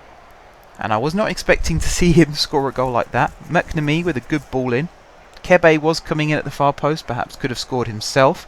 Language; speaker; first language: English; native; English